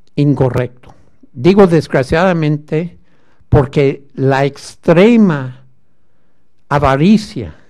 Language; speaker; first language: Spanish; non-native, fluent; English